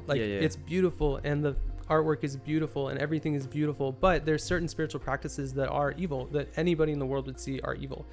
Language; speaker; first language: English; early bilingual, heritage; English